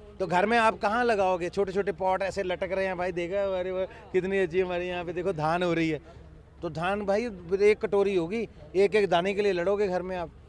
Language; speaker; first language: Hindi; non-native, local second language; Punjabi